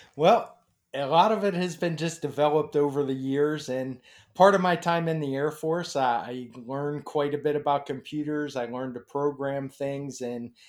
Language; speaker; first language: English; native; English